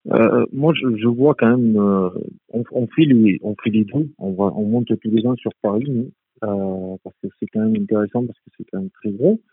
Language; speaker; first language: French; native; French